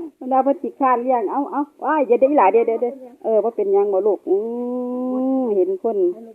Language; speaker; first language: Thai; native; Thai